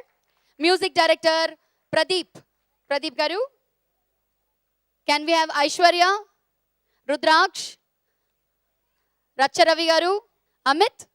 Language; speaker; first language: Telugu; native; Telugu